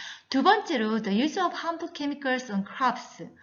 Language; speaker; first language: English; non-native, fluent; Korean